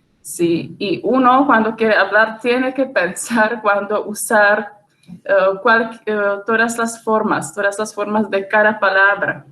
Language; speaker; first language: Spanish; non-native, fluent; Czech